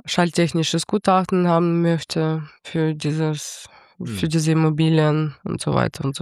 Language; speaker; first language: German; non-native, fluent; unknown